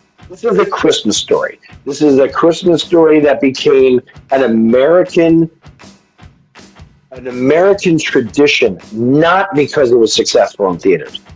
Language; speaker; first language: English; native; English